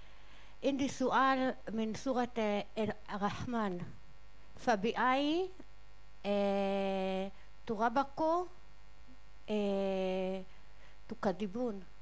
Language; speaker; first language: Arabic; non-native, learner; Hebrew